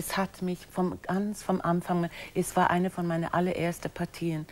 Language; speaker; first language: German; non-native, fluent; English